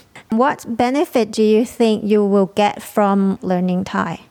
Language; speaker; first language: English; non-native, fluent; Thai